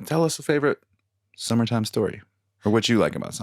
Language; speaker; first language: English; native; English